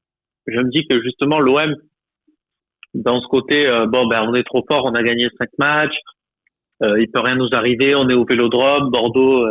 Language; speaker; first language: French; native; French